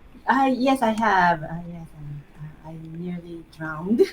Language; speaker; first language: English; non-native, fluent; Japanese